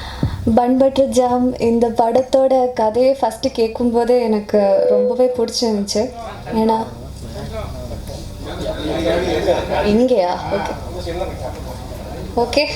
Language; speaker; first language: Tamil; non-native, fluent; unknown